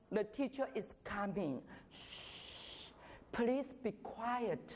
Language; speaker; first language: English; non-native, fluent; Chinese